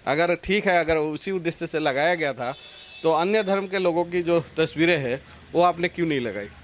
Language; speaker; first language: Hindi; non-native, local second language; Assamese